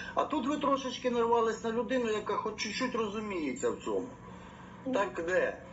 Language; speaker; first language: Ukrainian; non-native, local second language; Russian